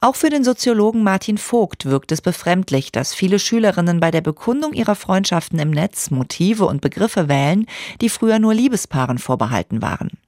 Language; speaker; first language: German; native; German